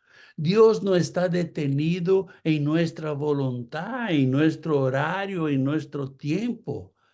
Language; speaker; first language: Spanish; non-native, fluent; Portuguese